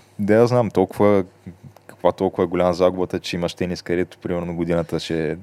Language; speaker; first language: Bulgarian; native; Bulgarian